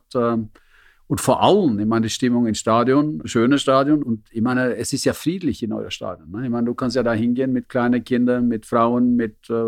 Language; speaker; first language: German; non-native, fluent; Norwegian